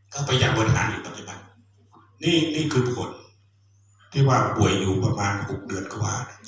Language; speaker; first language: Thai; non-native, local second language; Khmer